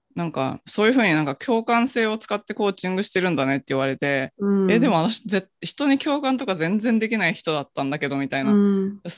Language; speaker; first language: Japanese; native; Japanese